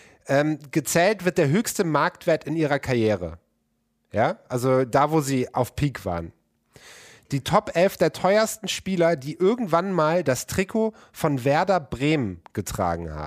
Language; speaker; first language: German; native; German